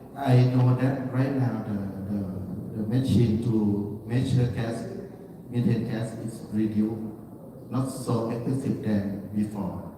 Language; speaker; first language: English; non-native, learner; Thai